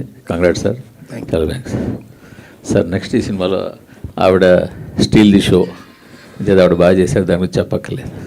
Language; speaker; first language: Telugu; native; Telugu